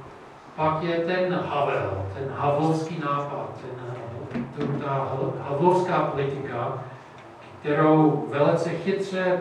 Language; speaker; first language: Czech; non-native, fluent; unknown